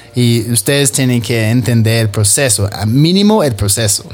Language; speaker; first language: Spanish; non-native, fluent; English